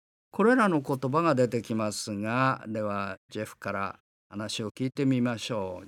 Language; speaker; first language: Japanese; native; Japanese